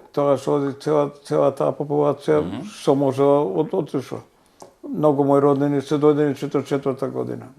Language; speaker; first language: Macedonian; native; Macedonian